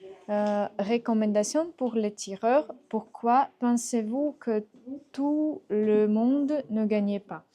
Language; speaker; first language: French; non-native, learner; Russian